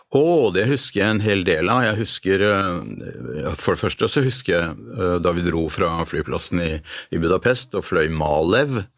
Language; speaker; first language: Norwegian; early bilingual, other home language; Hungarian